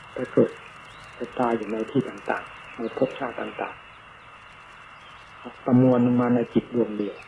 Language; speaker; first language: Thai; native; Thai